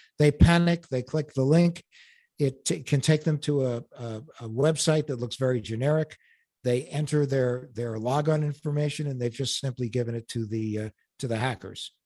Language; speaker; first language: English; native; English